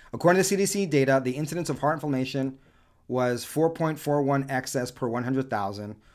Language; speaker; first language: English; early bilingual, other home language; Spanish